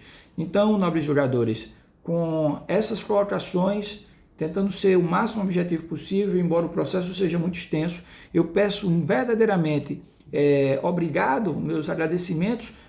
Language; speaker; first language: Portuguese; native; Portuguese